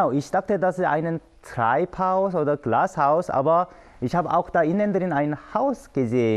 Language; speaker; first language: German; non-native, learner; Korean